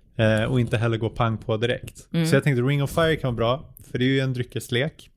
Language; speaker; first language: Swedish; early bilingual, other home language; Persian